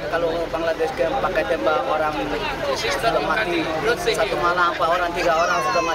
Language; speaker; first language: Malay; non-native, learner; Rohingya